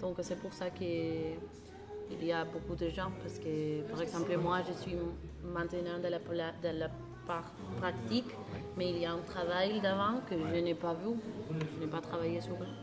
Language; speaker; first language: French; non-native, learner; Spanish